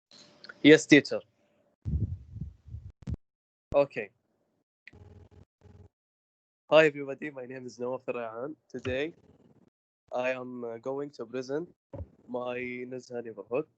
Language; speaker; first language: English; non-native, learner; Arabic